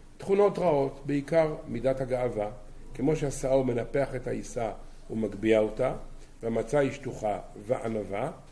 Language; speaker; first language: Hebrew; native; Hebrew